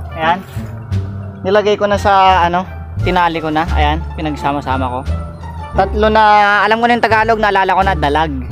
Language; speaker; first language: Filipino; non-native, local second language; Iloko